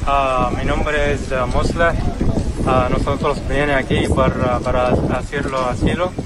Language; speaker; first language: Spanish; non-native, learner; Arabic